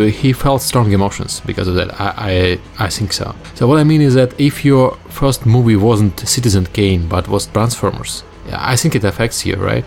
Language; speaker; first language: English; non-native, fluent; Russian